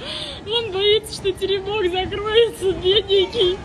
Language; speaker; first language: Russian; native; Russian